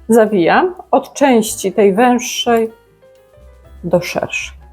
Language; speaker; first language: Polish; native; Polish